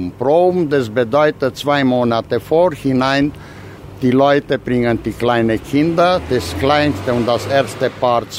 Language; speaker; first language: German; non-native, local second language; Romanian